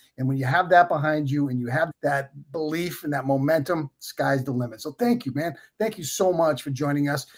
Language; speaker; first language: English; native; English